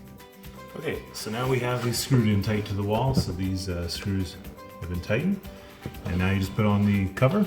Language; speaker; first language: English; native; English